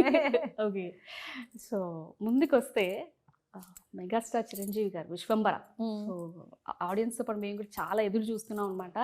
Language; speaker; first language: Telugu; native; Telugu